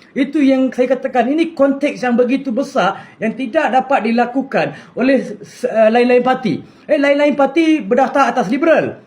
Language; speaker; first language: Malay; non-native, local second language; Tamil